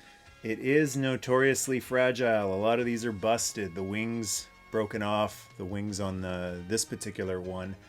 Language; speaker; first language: English; native; English